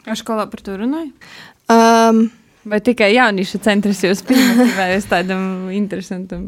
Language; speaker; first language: Latvian; native; Latvian